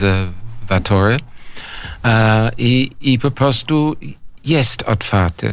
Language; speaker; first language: Polish; non-native, learner; English